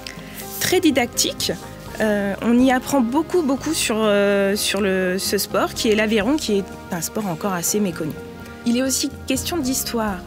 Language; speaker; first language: French; native; French